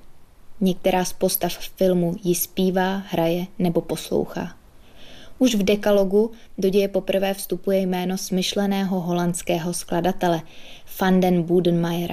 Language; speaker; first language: Czech; native; Czech